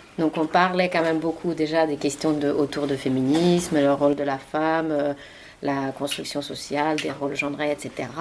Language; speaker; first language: French; non-native, fluent; Finnish